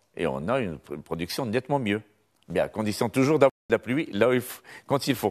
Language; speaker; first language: French; non-native, local second language; Arabic